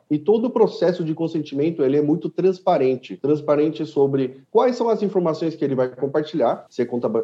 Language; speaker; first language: Portuguese; early bilingual, other home language; Korean